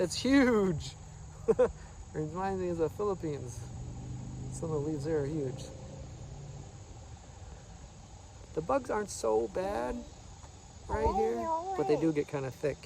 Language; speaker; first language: English; native; English